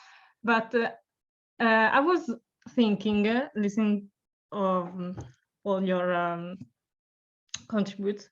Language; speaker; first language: English; non-native, learner; Italian